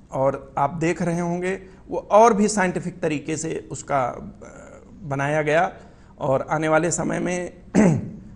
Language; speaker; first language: Hindi; native; Hindi